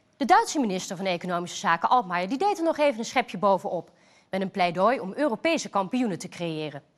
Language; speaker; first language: Dutch; native; Dutch